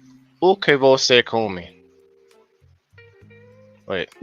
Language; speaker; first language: Portuguese; non-native, learner; English